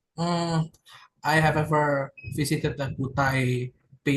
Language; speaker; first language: English; non-native, learner; Indonesian